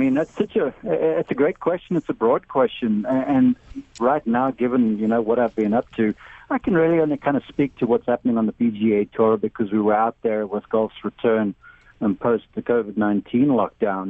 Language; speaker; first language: English; native; English